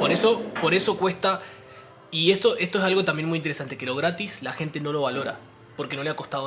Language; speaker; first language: Spanish; native; Spanish